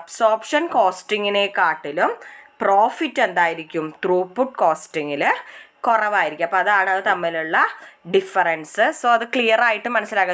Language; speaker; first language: Malayalam; native; Malayalam